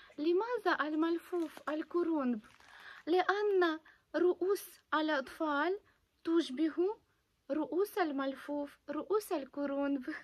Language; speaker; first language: Arabic; non-native, fluent; Ukrainian